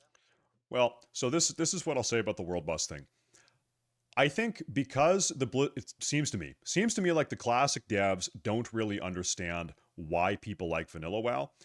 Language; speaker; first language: English; native; English